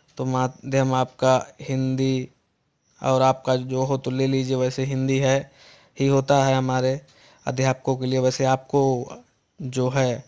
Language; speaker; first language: Hindi; native; Hindi